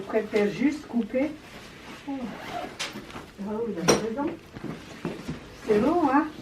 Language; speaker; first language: French; non-native, fluent; Slovak